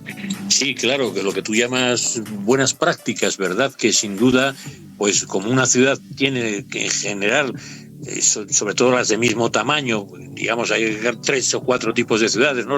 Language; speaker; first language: Spanish; native; Spanish